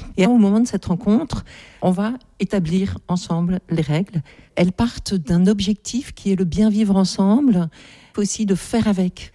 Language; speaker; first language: French; native; French